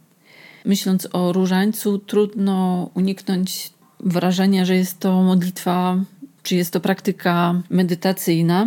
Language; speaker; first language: Polish; native; Polish